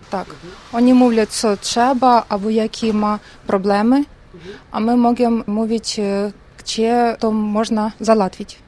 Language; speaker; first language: Polish; non-native, learner; Russian